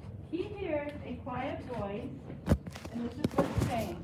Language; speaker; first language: English; native; English